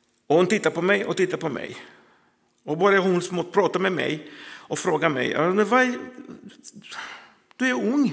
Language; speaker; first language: Swedish; non-native, fluent; Croatian